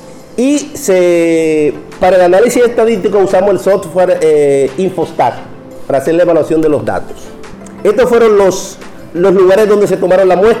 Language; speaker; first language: Spanish; native; Spanish